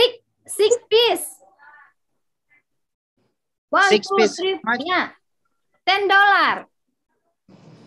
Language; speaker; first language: English; non-native, learner; Indonesian